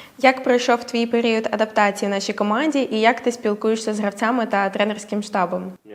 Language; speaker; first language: Ukrainian; native; Ukrainian